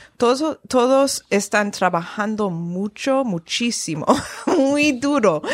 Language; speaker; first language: Spanish; non-native, fluent; English